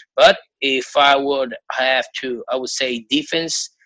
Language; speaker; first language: English; non-native, fluent; Spanish